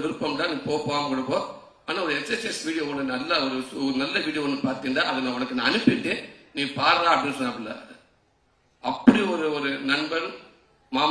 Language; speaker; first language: Tamil; native; Tamil